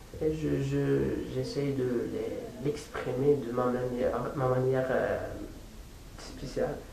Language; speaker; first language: French; non-native, fluent; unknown